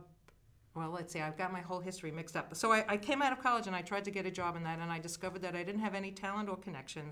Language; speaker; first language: English; native; English